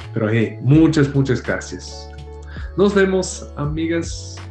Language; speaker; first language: Spanish; non-native, fluent; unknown